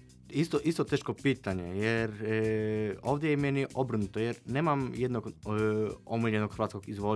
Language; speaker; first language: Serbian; non-native, fluent; Polish